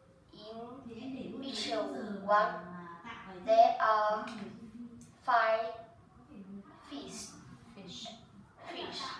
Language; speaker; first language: English; non-native, learner; Vietnamese